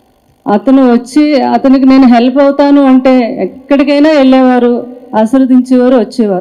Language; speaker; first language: Telugu; native; Telugu